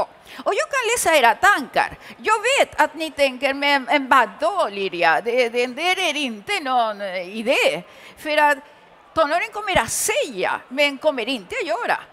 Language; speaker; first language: Swedish; early bilingual, other home language; Spanish